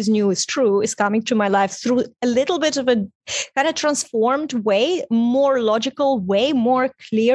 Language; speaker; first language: English; non-native, fluent; Russian